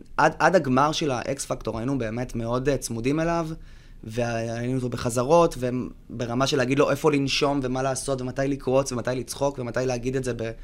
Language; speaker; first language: Hebrew; native; Hebrew